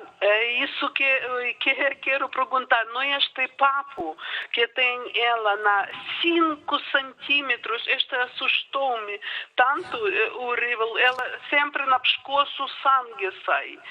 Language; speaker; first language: Portuguese; non-native, learner; Ukrainian